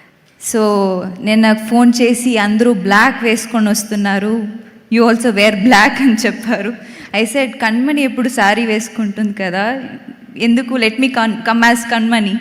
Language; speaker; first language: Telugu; non-native, local second language; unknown